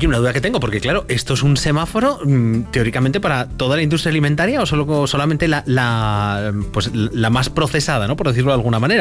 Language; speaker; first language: Spanish; native; Spanish